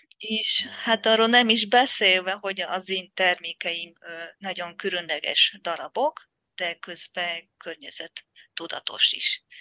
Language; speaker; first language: Hungarian; non-native, fluent; Japanese